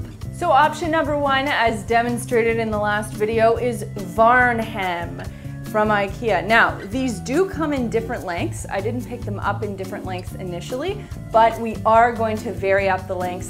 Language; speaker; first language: English; native; English